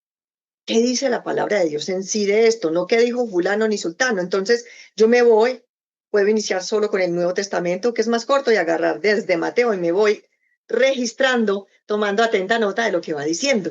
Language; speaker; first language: Spanish; native; Spanish